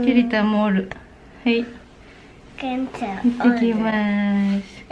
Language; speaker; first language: Japanese; native; Japanese